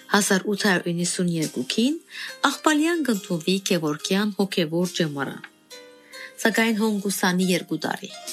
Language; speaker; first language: Armenian; native; Armenian